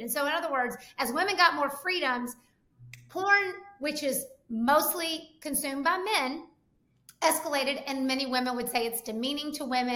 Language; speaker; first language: English; native; English